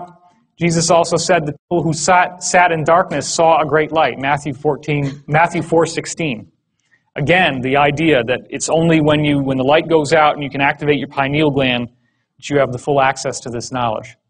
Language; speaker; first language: English; native; English